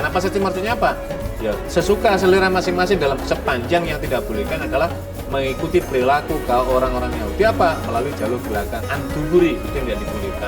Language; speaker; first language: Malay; non-native, local second language; Javanese